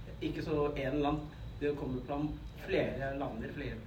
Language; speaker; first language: Norwegian; non-native, learner; Tamil